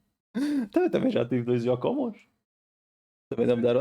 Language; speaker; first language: Portuguese; native; Portuguese